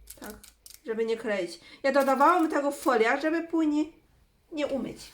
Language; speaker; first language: Polish; non-native, learner; Chinese